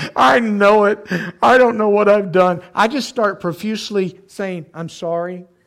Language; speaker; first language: English; native; English